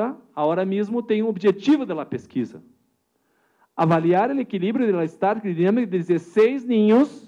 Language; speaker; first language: Spanish; non-native, learner; Portuguese